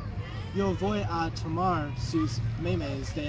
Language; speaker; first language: Spanish; non-native, learner; English